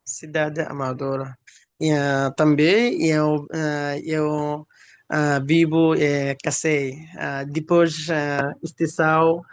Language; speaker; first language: Portuguese; non-native, learner; Bangla